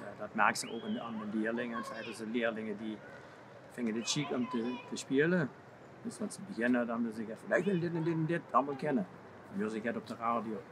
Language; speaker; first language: Dutch; native; Dutch